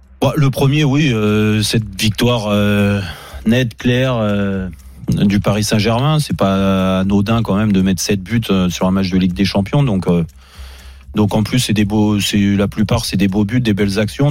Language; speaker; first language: French; native; French